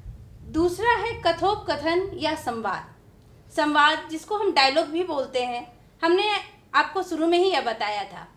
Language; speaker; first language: Hindi; native; Hindi